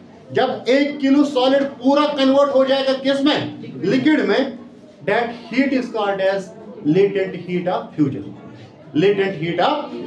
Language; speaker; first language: Hindi; non-native, local second language; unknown